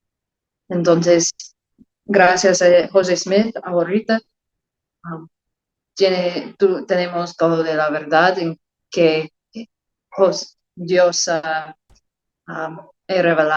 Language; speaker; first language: Spanish; non-native, learner; English